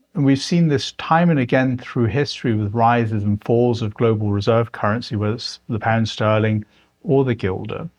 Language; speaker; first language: English; native; English